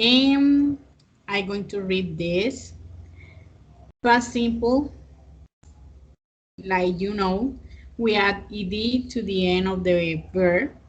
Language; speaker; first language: English; non-native, fluent; Spanish